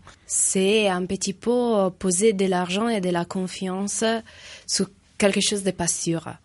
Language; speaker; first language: French; non-native, fluent; Italian